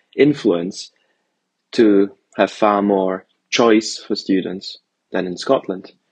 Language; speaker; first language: English; early bilingual, other home language; Italian